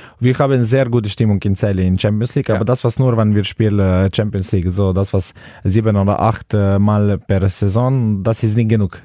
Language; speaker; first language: German; non-native, learner; Slovenian